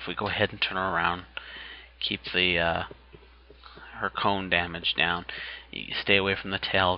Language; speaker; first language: English; native; English